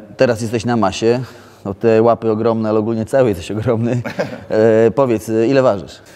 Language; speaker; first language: Polish; native; Polish